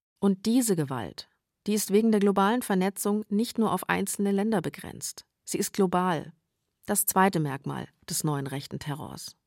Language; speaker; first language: German; native; German